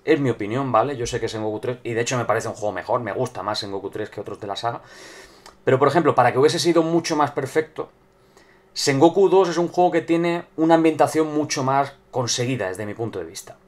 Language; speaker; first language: Spanish; native; Spanish